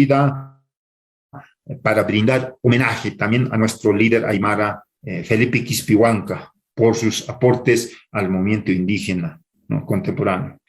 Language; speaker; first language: Spanish; non-native, local second language; Aymara